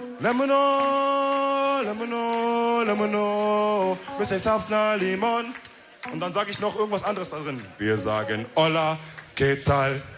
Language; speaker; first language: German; early bilingual, other home language; Wolof